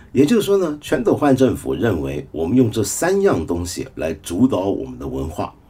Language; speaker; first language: Chinese; native; Chinese